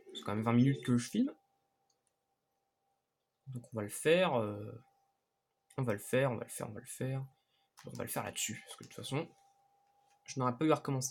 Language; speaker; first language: French; native; French